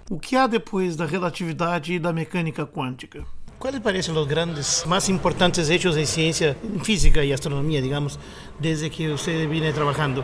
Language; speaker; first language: Spanish; non-native, fluent; Portuguese